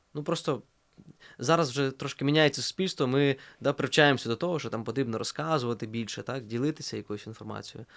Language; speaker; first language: Ukrainian; native; Ukrainian